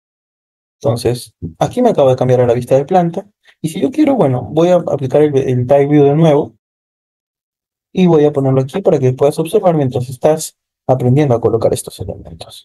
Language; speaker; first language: Spanish; native; Spanish